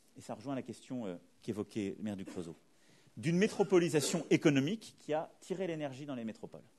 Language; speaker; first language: French; native; French